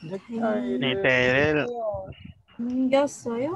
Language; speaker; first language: Korean; non-native, learner; Malay